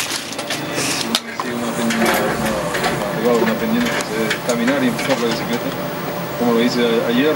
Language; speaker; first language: Spanish; native; Spanish